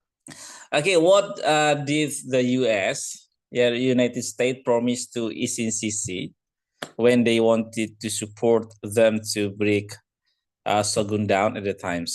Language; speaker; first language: English; non-native, fluent; Indonesian